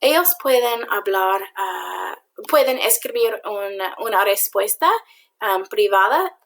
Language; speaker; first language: Spanish; non-native, learner; English